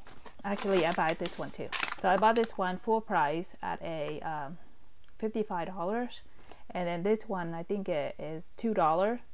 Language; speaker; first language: English; non-native, fluent; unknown